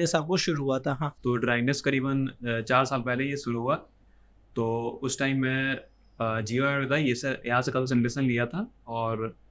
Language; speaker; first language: Hindi; native; Hindi